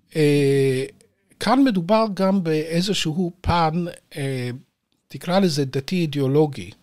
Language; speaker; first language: Hebrew; native; Hebrew